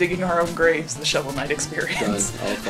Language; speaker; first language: English; native; English